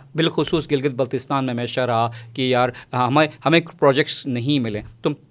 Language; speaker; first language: Urdu; non-native, local second language; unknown